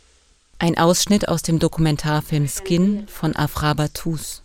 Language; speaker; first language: German; native; German